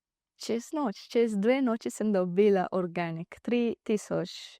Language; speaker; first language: Slovenian; non-native, learner; Divehi